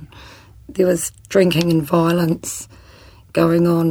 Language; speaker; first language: English; native; English